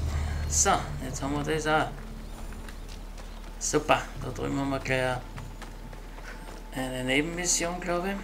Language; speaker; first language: German; native; German